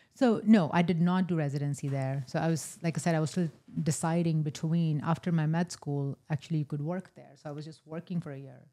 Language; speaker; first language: English; non-native, local second language; Hindi